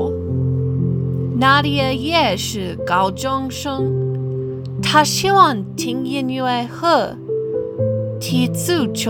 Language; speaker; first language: Chinese; non-native, learner; English